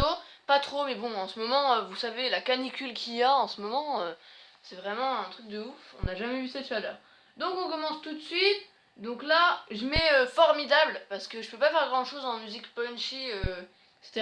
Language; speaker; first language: French; native; French